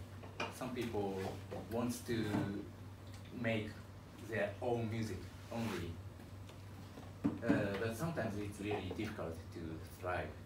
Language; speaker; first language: English; non-native, learner; Japanese